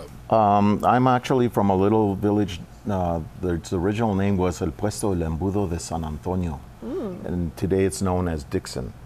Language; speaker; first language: English; early bilingual, other home language; Spanish